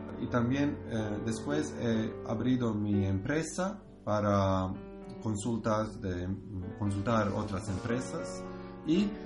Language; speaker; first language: Spanish; non-native, learner; Croatian